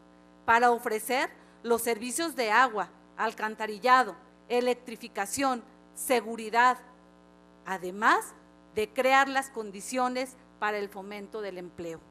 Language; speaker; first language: Spanish; native; Spanish